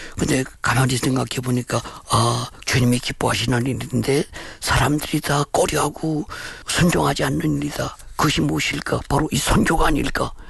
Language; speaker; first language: Korean; native; Korean